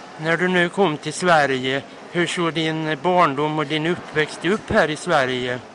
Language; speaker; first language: Swedish; native; Swedish